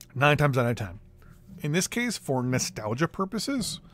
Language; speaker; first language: English; native; English